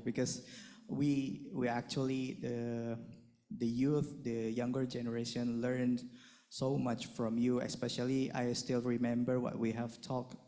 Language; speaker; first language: English; non-native, fluent; Indonesian